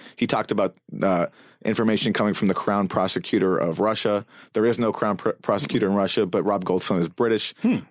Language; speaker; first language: English; native; English